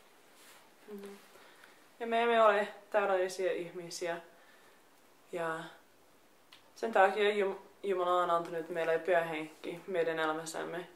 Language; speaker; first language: Finnish; non-native, fluent; English